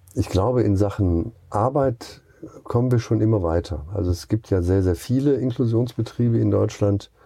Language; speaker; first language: German; native; German